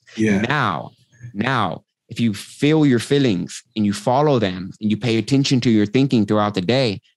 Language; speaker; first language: English; native; English